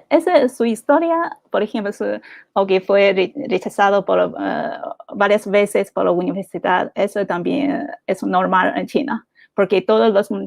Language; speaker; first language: Spanish; non-native, fluent; Chinese